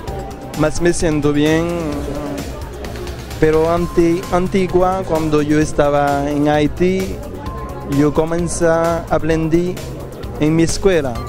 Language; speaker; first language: Spanish; non-native, learner; Haitian Creole